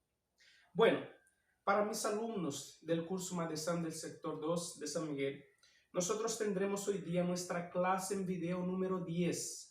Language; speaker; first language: Spanish; non-native, fluent; Portuguese